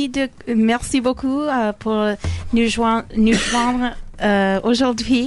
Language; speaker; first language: French; non-native, learner; English